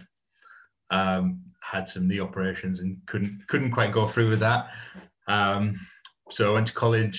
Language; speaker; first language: English; native; English